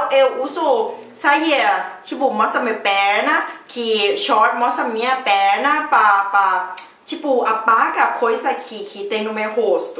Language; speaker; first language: Portuguese; non-native, learner; Thai